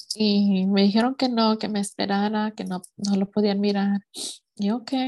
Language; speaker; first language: Spanish; early bilingual, heritage; Spanish